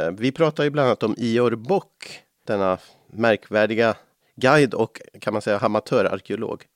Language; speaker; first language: Swedish; native; Swedish